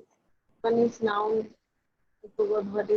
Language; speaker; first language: English; non-native, learner; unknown